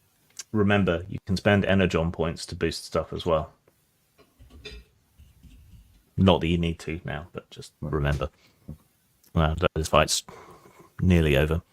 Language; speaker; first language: English; native; English